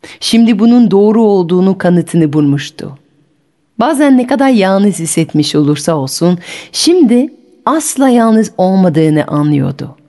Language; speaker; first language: Turkish; non-native, fluent; French